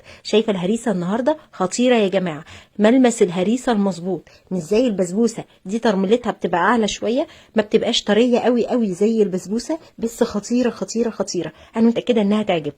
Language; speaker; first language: Arabic; native; Arabic